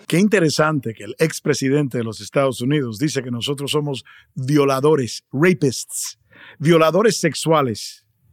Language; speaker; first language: Spanish; early bilingual, heritage; Spanish